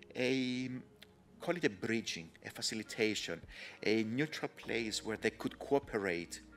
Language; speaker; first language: English; non-native, fluent; Greek